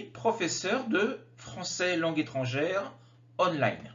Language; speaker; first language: French; native; French